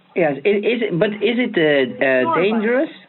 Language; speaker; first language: English; non-native, learner; Norwegian